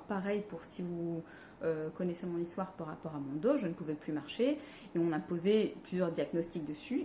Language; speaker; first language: French; native; French